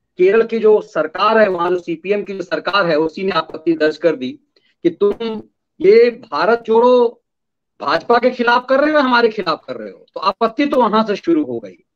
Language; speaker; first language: Hindi; native; Hindi